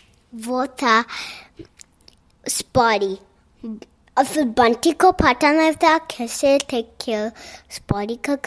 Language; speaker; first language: Hindi; early bilingual, heritage; Hindi